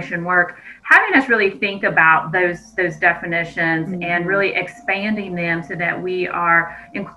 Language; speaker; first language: English; native; English